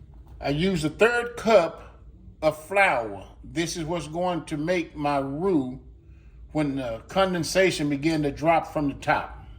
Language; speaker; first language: English; native; English